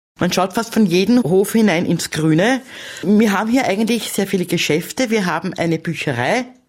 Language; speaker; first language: German; native; German